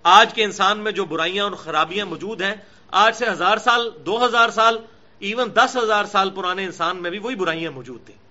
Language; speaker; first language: Urdu; non-native, local second language; Punjabi